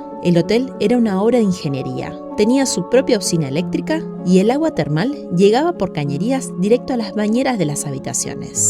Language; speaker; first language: Spanish; native; Spanish